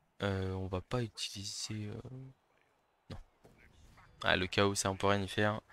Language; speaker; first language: French; native; French